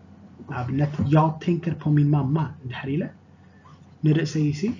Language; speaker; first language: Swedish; non-native, fluent; Tigrinya